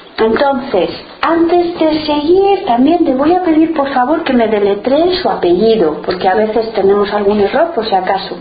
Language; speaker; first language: Spanish; native; Spanish